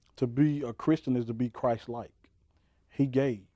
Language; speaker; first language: English; native; English